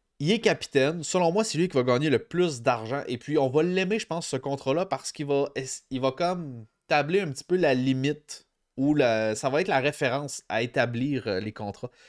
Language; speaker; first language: French; native; French